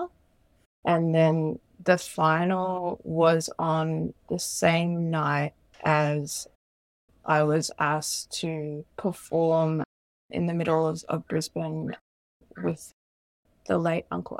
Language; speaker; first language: English; native; English